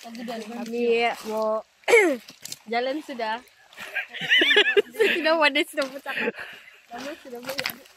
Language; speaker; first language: Indonesian; non-native, local second language; Malay